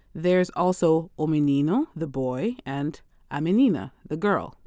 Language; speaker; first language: English; native; English